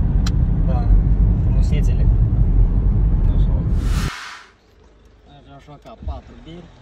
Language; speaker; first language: Romanian; native; Romanian